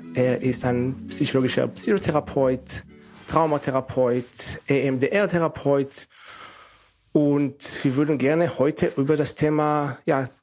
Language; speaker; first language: German; non-native, fluent; Hebrew